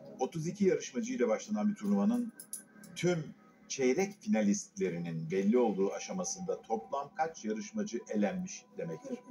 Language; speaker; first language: Turkish; native; Turkish